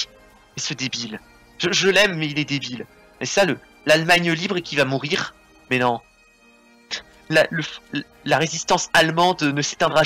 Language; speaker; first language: French; native; French